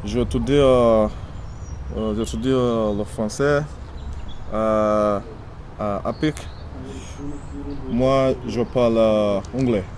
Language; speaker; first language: French; non-native, learner; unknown